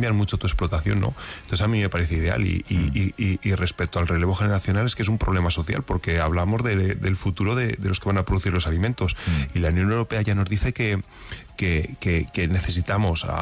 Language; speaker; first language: Spanish; native; Spanish